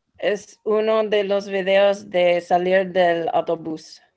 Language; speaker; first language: Spanish; non-native, learner; English